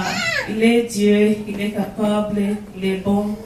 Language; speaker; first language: French; non-native, learner; English